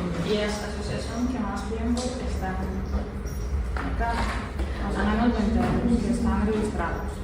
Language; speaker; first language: Spanish; non-native, learner; Ukrainian